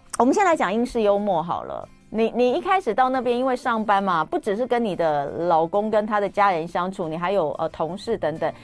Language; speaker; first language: Chinese; native; Chinese